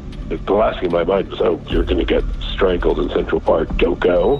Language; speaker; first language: English; native; English